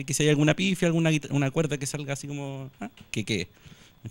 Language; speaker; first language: Spanish; native; Spanish